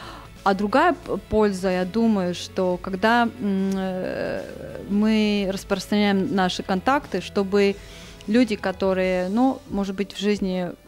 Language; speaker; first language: Russian; non-native, local second language; Estonian